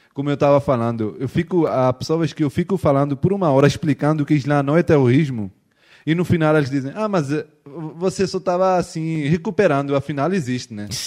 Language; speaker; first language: Portuguese; non-native, fluent; Urdu